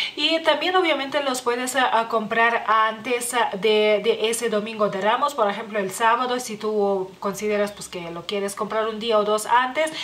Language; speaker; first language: Spanish; non-native, fluent; Lithuanian